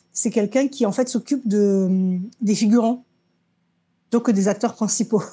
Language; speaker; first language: French; early bilingual, other home language; Russian